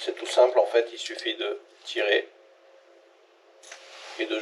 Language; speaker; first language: French; native; French